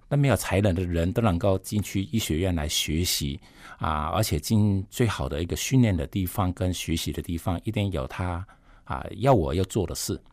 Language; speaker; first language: Chinese; non-native, fluent; Cantonese